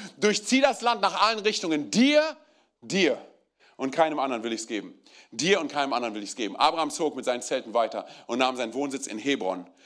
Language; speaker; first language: German; early bilingual, other home language; Romanian